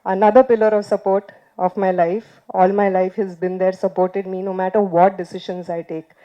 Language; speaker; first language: English; non-native, local second language; Tamil